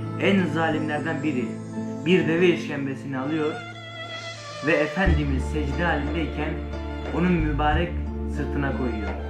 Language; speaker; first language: Turkish; native; Turkish